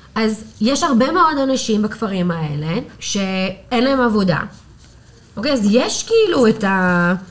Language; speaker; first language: Hebrew; non-native, fluent; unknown